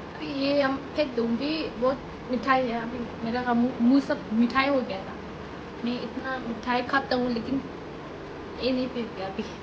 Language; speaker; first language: Hindi; non-native, local second language; Tibetan